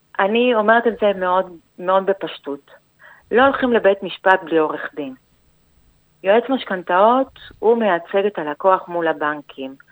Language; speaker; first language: Hebrew; early bilingual, other home language; Spanish